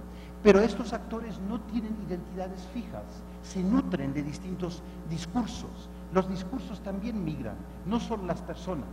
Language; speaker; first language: Spanish; non-native, fluent; German